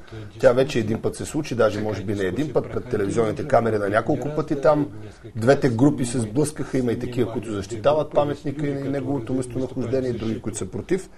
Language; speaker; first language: Bulgarian; native; Bulgarian